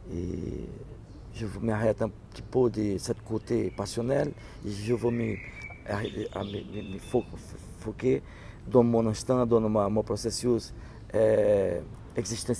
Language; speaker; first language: French; non-native, learner; Portuguese